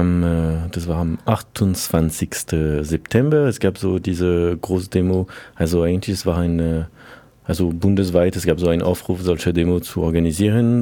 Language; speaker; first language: German; non-native, fluent; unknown